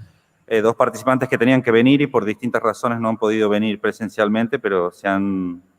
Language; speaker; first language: Spanish; native; Spanish